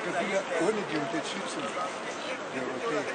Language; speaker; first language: German; non-native, learner; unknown